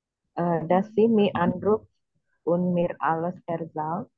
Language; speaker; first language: German; non-native, learner; Indonesian